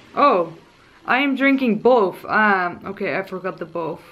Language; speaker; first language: English; non-native, fluent; Dutch